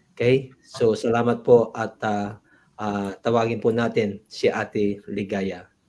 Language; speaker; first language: Filipino; non-native, local second language; Iloko